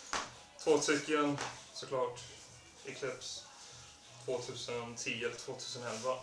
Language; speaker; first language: Swedish; non-native, local second language; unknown